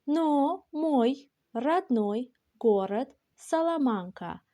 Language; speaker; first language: Russian; non-native, local second language; Azerbaijani